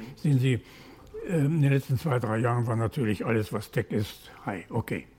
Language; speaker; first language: German; native; German